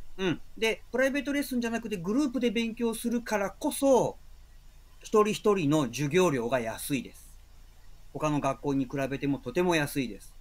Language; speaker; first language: Japanese; native; Japanese